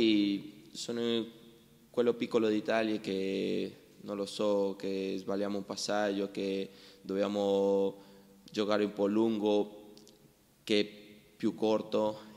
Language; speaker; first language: Italian; non-native, learner; Spanish